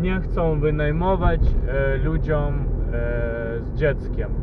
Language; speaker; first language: Polish; non-native, fluent; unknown